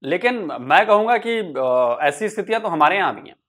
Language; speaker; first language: Hindi; native; Hindi